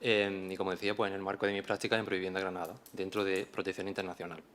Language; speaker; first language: Spanish; native; Spanish